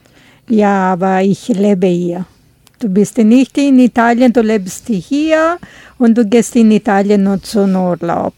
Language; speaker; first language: German; non-native, learner; Italian